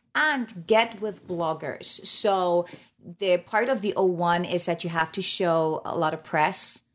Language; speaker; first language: English; non-native, fluent; German